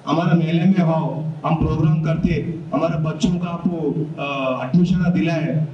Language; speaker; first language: Hindi; non-native, local second language; Telugu